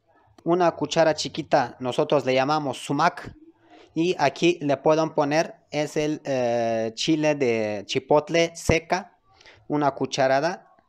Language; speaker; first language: Spanish; non-native, learner; Turkish